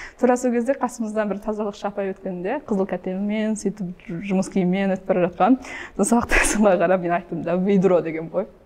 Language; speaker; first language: Kazakh; early bilingual, heritage; Kazakh